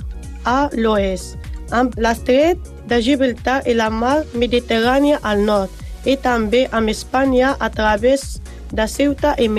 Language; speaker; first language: Catalan; non-native, learner; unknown